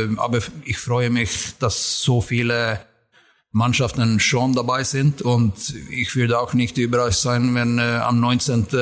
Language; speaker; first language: German; non-native, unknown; Swedish